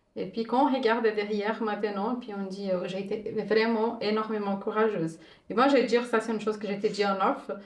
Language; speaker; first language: French; non-native, fluent; Portuguese